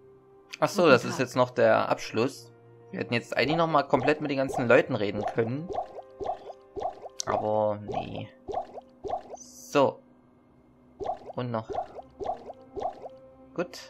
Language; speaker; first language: German; native; German